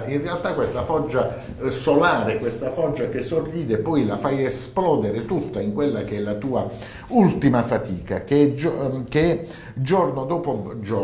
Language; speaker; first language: Italian; native; Italian